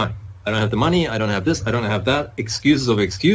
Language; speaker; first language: English; non-native, fluent; German